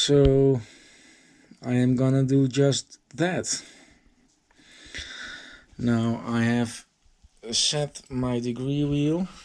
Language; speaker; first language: English; non-native, fluent; Dutch